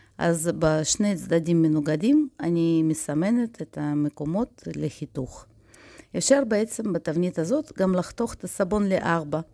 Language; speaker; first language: Hebrew; non-native, fluent; Russian